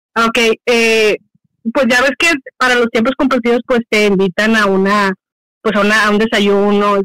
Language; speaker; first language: Spanish; native; Spanish